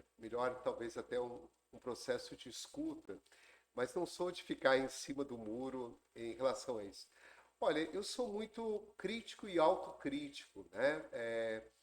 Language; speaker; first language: Portuguese; native; Portuguese